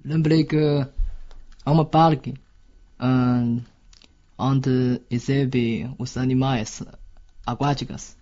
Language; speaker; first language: Portuguese; non-native, fluent; Chinese